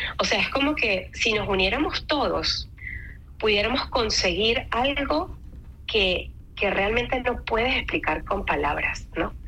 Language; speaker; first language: Spanish; native; Spanish